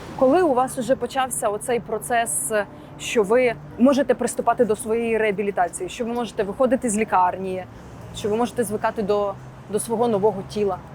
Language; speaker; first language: Ukrainian; native; Ukrainian